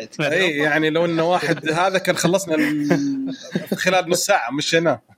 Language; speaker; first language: Arabic; native; Arabic